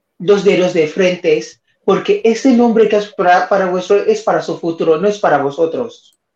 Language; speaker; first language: Spanish; non-native, fluent; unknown